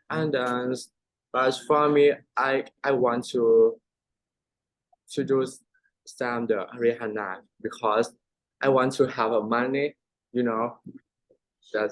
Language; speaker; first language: English; non-native, learner; Thai